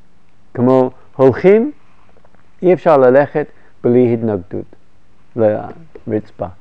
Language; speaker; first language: Hebrew; non-native, fluent; English